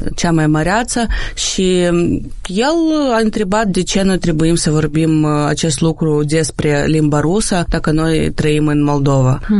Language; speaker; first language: Romanian; non-native, local second language; Russian